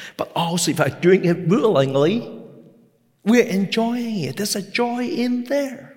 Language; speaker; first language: English; non-native, local second language; Cantonese